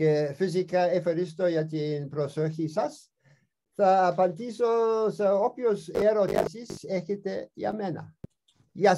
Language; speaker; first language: Greek; non-native, learner; English